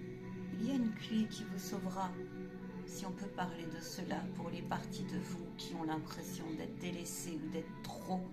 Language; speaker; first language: French; native; French